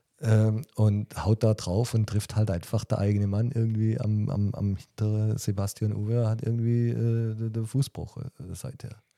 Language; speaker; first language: German; native; German